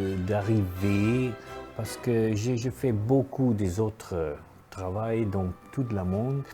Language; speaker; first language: French; non-native, fluent; German